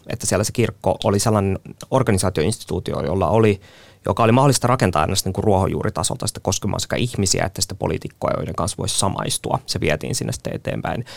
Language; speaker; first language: Finnish; native; Finnish